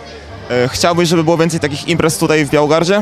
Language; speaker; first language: Polish; native; Polish